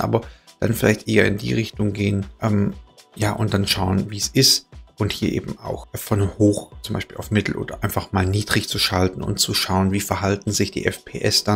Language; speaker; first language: German; native; German